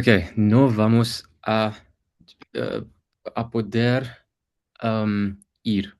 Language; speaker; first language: Spanish; non-native, learner; English